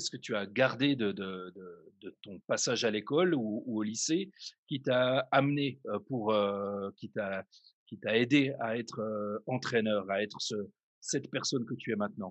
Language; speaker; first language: French; native; French